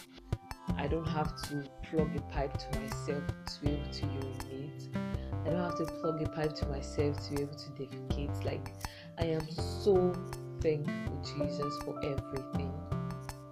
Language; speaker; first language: English; non-native, local second language; Igbo